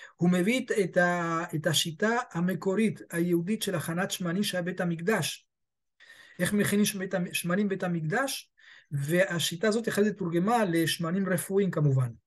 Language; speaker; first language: Hebrew; early bilingual, other home language; Spanish